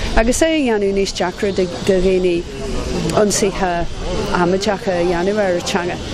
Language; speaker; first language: Irish; non-native, local second language; English